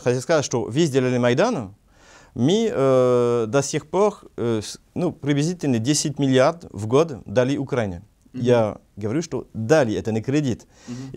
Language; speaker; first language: Russian; non-native, learner; French